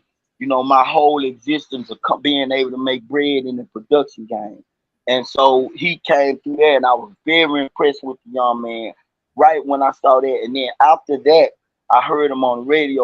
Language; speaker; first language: English; native; English